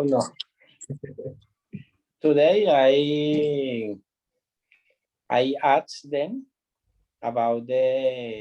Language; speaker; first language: English; non-native, learner; Spanish